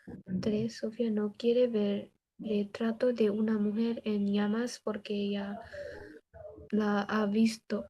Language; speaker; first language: Spanish; non-native, learner; Bangla